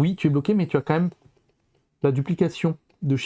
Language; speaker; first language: French; native; French